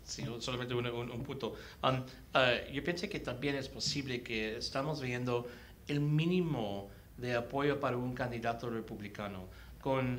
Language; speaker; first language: Spanish; early bilingual, heritage; Spanish